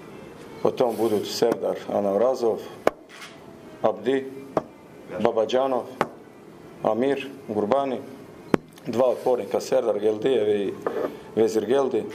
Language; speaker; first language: Russian; non-native, learner; Croatian